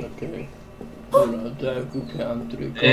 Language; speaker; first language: Polish; native; Polish